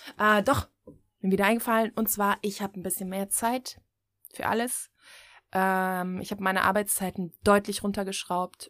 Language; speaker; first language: German; native; German